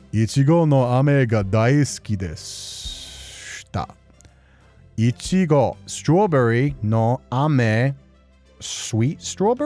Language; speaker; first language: Japanese; non-native, learner; English